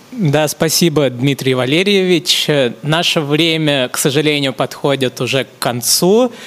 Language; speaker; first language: Russian; non-native, fluent; Hindi